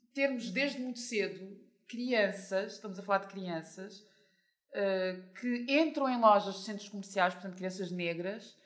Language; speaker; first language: Portuguese; native; Portuguese